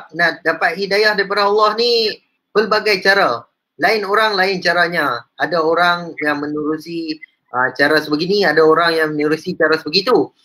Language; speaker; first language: Malay; non-native, local second language; Punjabi